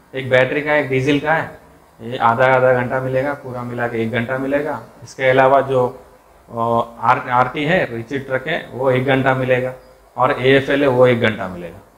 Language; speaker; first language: Hindi; non-native, local second language; Telugu